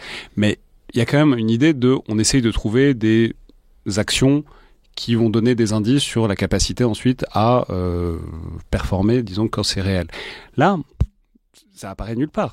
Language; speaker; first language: French; native; French